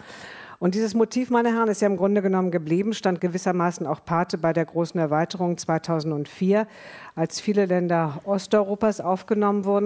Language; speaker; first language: German; native; German